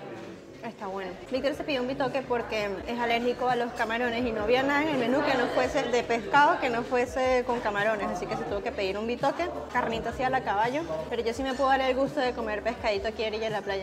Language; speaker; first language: Spanish; native; Spanish